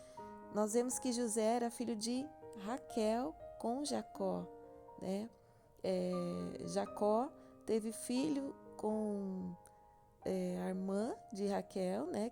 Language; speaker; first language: Portuguese; native; Portuguese